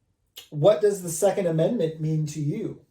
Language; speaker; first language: English; native; English